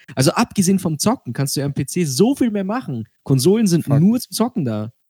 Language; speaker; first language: German; early bilingual, other home language; Russian